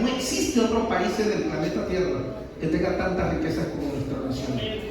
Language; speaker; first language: Spanish; native; Spanish